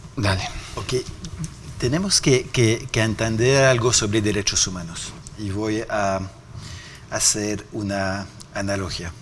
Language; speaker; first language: Spanish; non-native, fluent; French